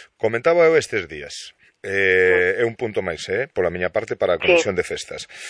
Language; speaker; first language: Galician; native; Galician